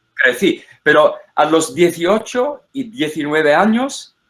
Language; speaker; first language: Spanish; non-native, fluent; English